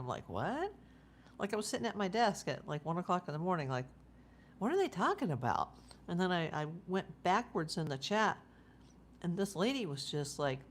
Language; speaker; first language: English; native; English